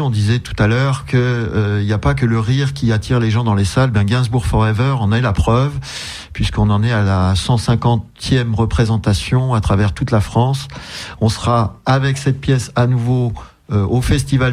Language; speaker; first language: French; native; French